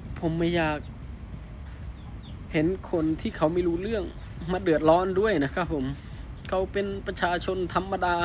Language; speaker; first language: Thai; non-native, fluent; Khmer